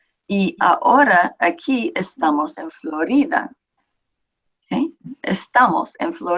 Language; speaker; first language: Spanish; non-native, fluent; English